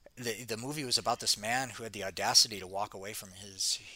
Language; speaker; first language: English; native; English